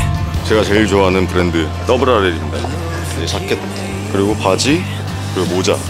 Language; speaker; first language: Korean; native; Korean